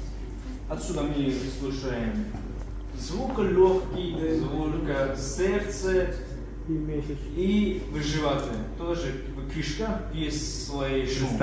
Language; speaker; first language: Russian; non-native, fluent; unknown